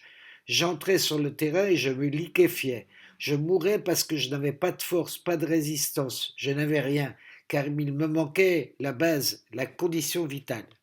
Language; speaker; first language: French; native; French